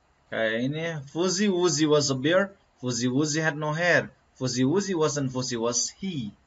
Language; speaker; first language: English; non-native, learner; Indonesian